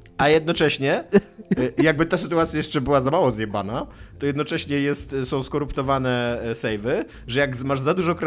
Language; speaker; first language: Polish; native; Polish